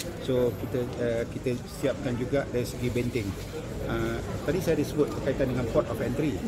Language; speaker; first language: Malay; native; Malay